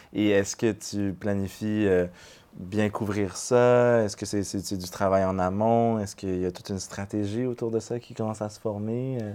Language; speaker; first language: French; native; French